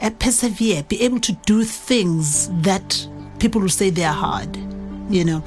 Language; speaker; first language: English; non-native, local second language; Zulu